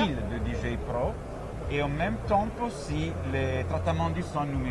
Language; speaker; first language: French; non-native, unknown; Italian